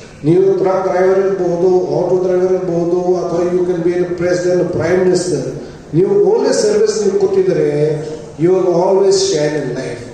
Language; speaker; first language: Kannada; non-native, learner; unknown